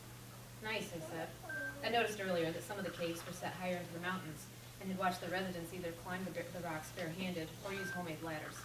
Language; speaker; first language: English; native; English